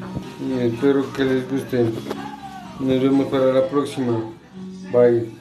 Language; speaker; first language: Spanish; native; Spanish